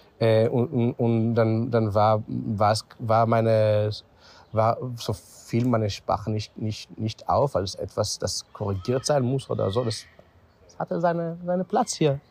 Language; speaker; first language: German; non-native, fluent; Hebrew